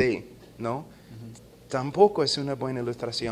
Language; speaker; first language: Spanish; non-native, fluent; English